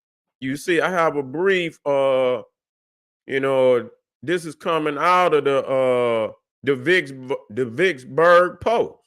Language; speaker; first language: English; native; English